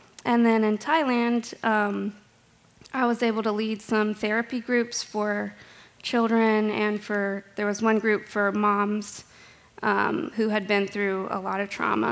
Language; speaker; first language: English; native; English